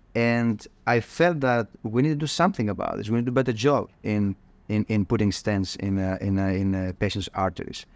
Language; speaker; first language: English; non-native, fluent; Greek